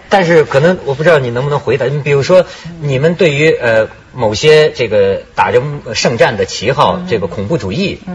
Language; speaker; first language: Chinese; native; Chinese